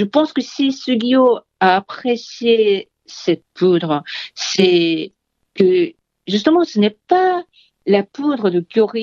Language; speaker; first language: French; non-native, fluent; Japanese